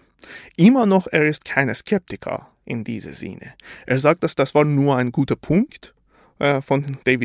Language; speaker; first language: German; non-native, fluent; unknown